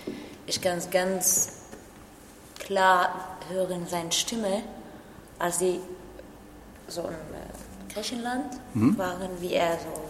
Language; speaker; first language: German; non-native, learner; Arabic